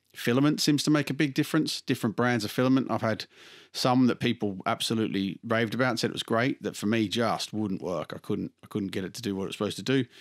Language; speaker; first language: English; native; English